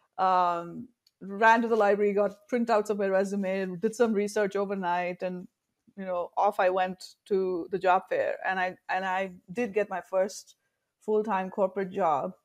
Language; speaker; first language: English; non-native, local second language; Tamil